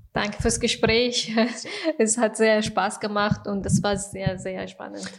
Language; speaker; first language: German; non-native, fluent; Persian